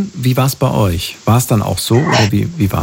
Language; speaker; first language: German; native; German